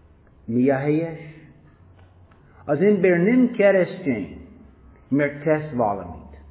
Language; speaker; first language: Hungarian; non-native, fluent; English